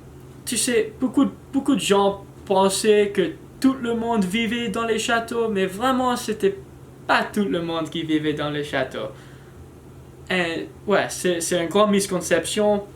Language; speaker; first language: French; non-native, learner; English